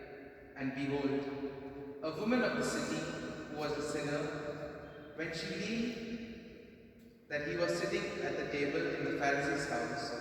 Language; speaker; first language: English; non-native, local second language; Konkani